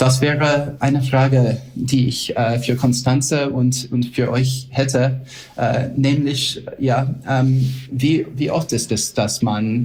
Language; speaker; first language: German; non-native, fluent; English